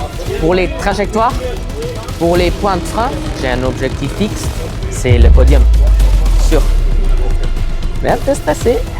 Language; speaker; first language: French; non-native, learner; Luxembourgish